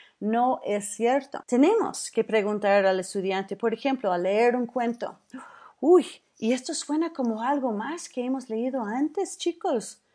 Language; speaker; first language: Spanish; non-native, fluent; English